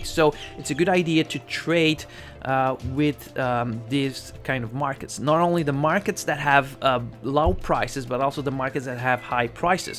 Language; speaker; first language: English; non-native, fluent; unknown